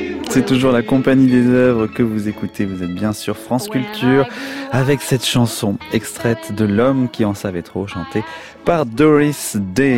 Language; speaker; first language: French; native; French